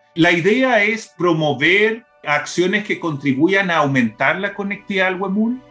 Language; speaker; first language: Spanish; early bilingual, other home language; Portuguese